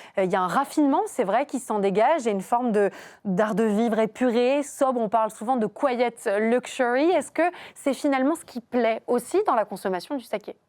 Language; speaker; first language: French; native; French